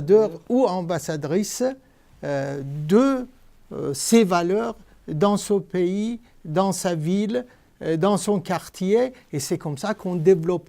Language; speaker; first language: French; non-native, fluent; Persian